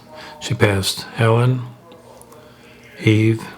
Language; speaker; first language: English; native; English